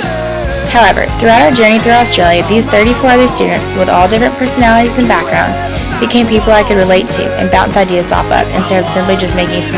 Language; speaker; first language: English; native; English